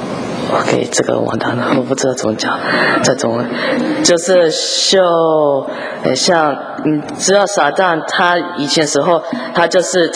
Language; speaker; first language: Chinese; early bilingual, heritage; English